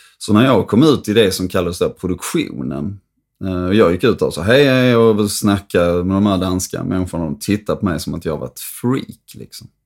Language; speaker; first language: Swedish; native; Swedish